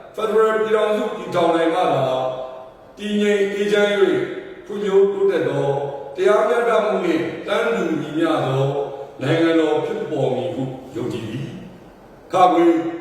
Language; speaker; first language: Burmese; non-native, local second language; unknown